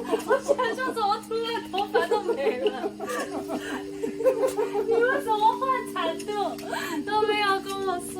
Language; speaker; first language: Chinese; early bilingual, heritage; Chinese